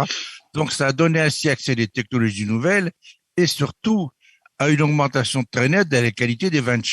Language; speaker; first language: French; native; French